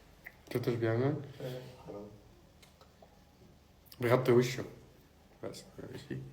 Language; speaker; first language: Arabic; native; Arabic